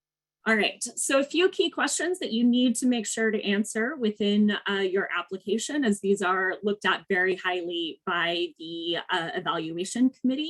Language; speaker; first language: English; native; English